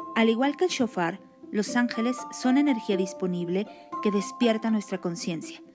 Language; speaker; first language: Spanish; native; Spanish